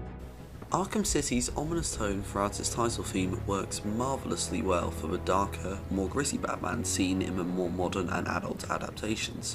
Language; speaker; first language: English; native; English